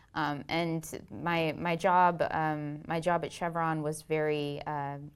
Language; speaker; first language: English; native; English